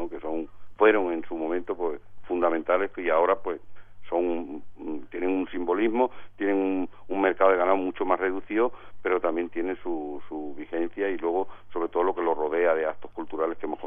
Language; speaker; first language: Spanish; native; Spanish